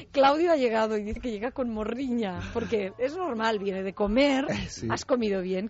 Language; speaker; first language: Spanish; native; Spanish